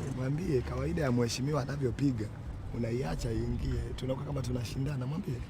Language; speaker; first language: Swahili; native; Swahili